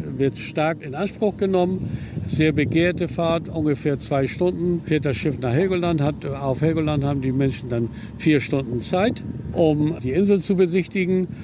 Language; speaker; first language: German; native; German